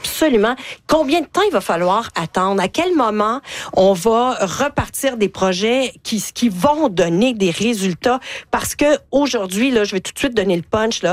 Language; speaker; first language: French; native; French